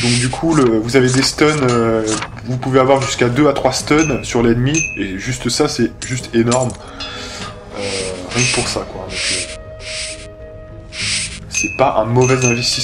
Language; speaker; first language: French; native; French